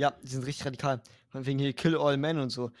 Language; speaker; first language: German; native; German